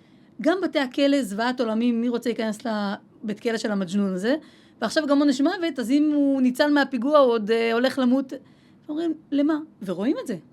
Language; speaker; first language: Hebrew; native; Hebrew